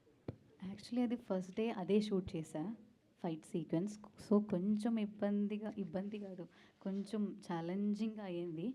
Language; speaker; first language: Telugu; non-native, learner; Malayalam